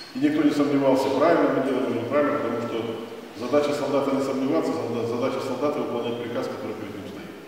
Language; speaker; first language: Russian; native; Russian